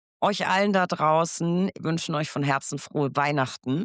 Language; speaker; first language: German; native; German